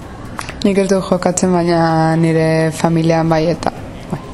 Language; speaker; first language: Basque; non-native, learner; Spanish